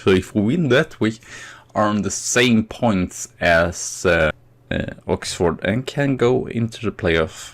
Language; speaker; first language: English; non-native, fluent; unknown